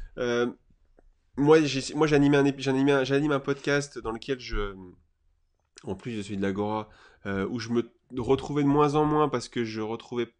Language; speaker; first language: French; native; French